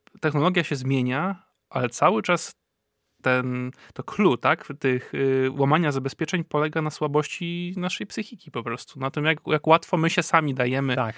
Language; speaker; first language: Polish; native; Polish